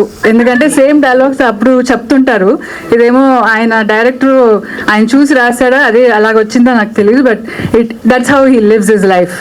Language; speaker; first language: Telugu; non-native, local second language; Kannada